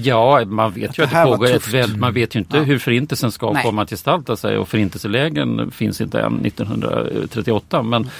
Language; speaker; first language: Swedish; native; Swedish